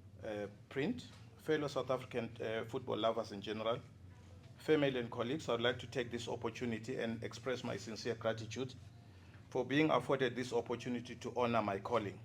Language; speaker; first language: English; non-native, local second language; Zulu